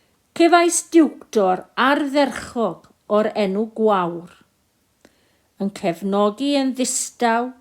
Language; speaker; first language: Welsh; non-native, local second language; English